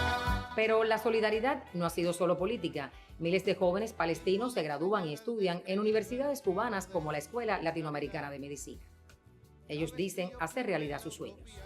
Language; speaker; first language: Spanish; native; Spanish